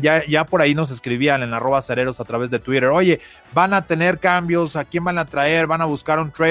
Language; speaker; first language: Spanish; native; Spanish